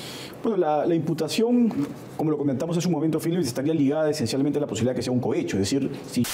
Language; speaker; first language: Spanish; native; Spanish